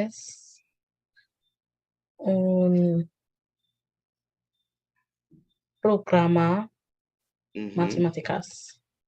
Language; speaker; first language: Spanish; non-native, learner; English